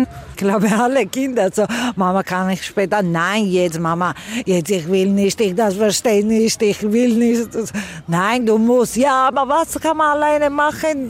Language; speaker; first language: German; non-native, learner; Armenian